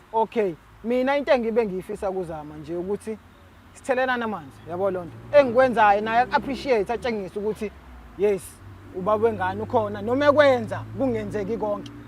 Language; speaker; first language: Zulu; native; Zulu